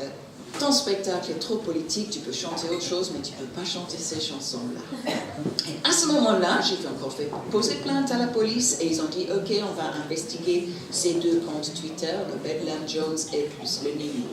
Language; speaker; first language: French; non-native, fluent; English